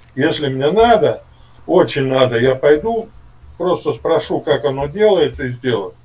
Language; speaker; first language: Russian; native; Russian